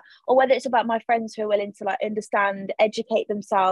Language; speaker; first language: English; native; English